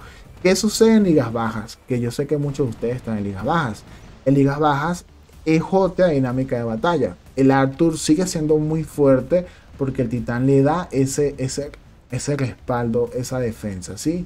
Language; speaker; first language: Spanish; native; Spanish